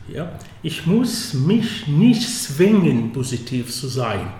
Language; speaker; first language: German; non-native, fluent; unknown